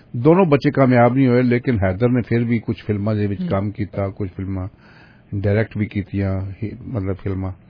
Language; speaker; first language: Punjabi; native; Punjabi